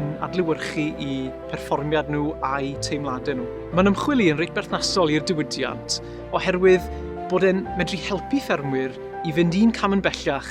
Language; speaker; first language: Welsh; native; Welsh